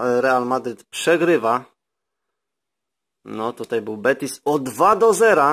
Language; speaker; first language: Polish; native; Polish